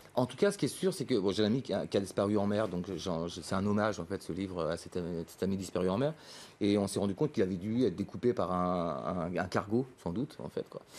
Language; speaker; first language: French; native; French